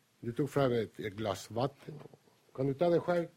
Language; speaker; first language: Swedish; non-native, fluent; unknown